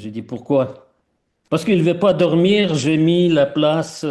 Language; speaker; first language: French; non-native, fluent; Russian